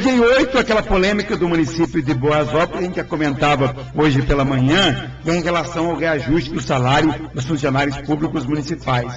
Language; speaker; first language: Portuguese; native; Portuguese